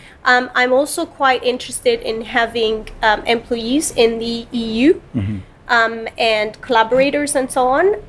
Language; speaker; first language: English; non-native, fluent; Romanian